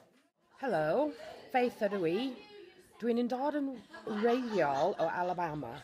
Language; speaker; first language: Welsh; non-native, learner; English